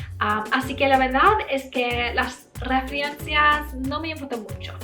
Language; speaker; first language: Spanish; non-native, learner; English